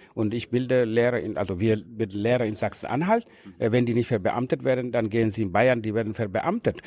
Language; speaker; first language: German; non-native, fluent; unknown